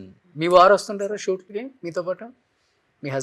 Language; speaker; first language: Telugu; native; Telugu